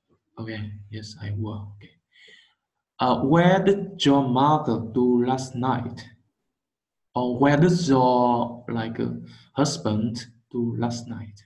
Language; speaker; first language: English; non-native, learner; Vietnamese